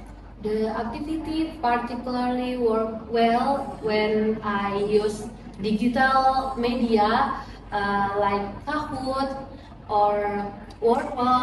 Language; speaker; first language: English; non-native, learner; Indonesian